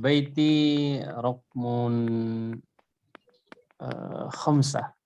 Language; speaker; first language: Arabic; non-native, learner; Indonesian